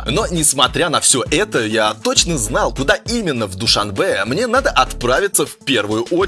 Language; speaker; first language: Russian; native; Russian